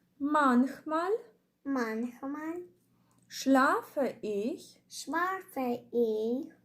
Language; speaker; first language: German; non-native, fluent; Ukrainian